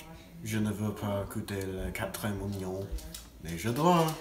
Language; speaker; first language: French; non-native, learner; English